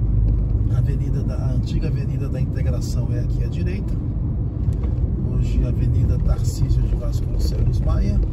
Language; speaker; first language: Portuguese; native; Portuguese